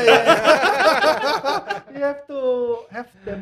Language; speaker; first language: English; non-native, learner; Indonesian